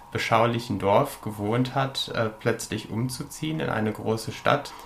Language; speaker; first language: German; native; German